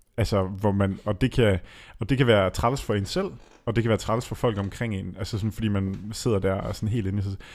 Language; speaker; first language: Danish; native; Danish